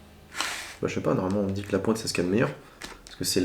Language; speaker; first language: French; native; French